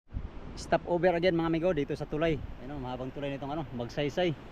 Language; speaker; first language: Filipino; non-native, local second language; Cebuano